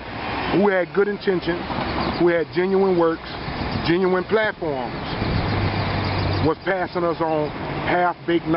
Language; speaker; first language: English; native; English